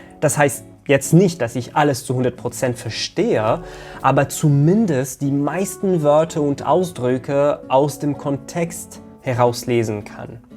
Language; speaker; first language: German; non-native, fluent; Arabic